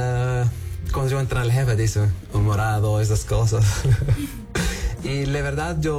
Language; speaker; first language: Spanish; non-native, learner; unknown